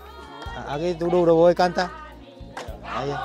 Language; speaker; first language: Spanish; non-native, learner; Vietnamese